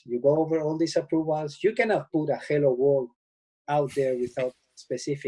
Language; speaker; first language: English; non-native, fluent; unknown